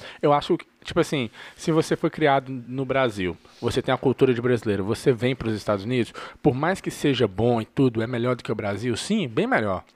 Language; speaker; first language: Portuguese; early bilingual, heritage; Portuguese